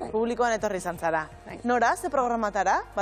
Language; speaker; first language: Basque; native; Basque